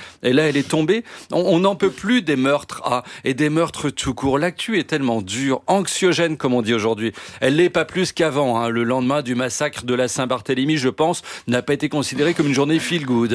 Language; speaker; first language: French; native; French